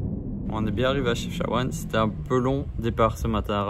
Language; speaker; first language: French; native; French